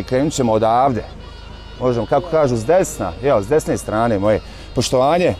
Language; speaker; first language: Croatian; native; Croatian